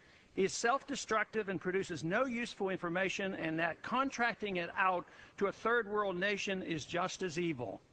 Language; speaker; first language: English; native; English